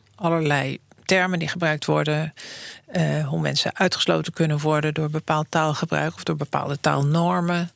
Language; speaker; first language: Dutch; native; Dutch